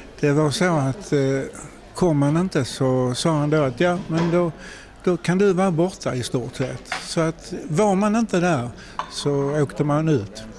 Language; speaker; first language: Swedish; native; Swedish